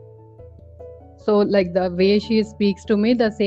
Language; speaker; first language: English; non-native, local second language; Telugu